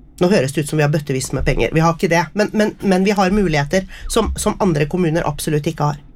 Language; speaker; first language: Norwegian; native; Norwegian